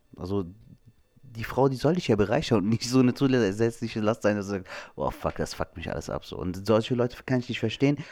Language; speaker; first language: German; early bilingual, other home language; Turkish